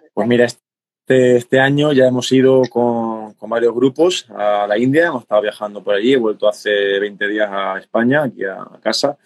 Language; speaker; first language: Spanish; native; Spanish